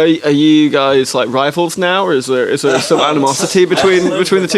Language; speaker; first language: English; native; English